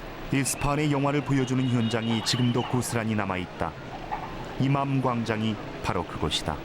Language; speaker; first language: Korean; native; Korean